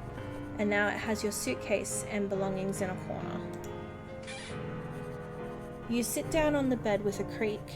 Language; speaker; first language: English; native; English